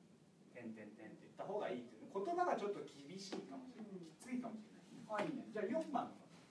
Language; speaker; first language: Japanese; native; Japanese